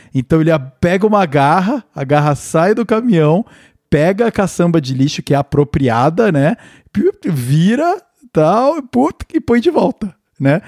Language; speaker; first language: Portuguese; native; Portuguese